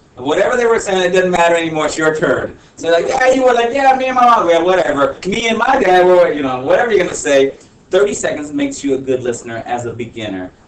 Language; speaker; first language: English; early bilingual, other home language; Spanish